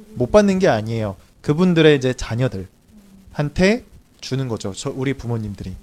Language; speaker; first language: Korean; native; Korean